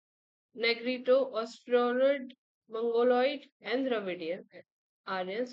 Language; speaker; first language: English; non-native, local second language; Hindi